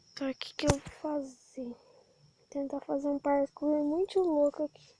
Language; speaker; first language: Portuguese; native; Portuguese